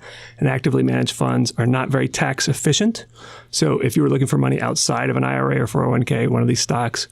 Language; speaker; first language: English; native; English